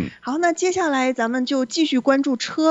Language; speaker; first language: Chinese; native; Chinese